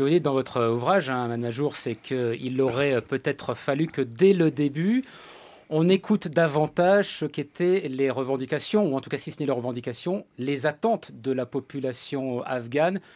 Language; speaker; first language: French; native; French